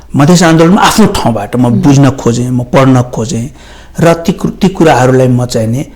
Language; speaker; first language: Nepali; non-native, local second language; Maithili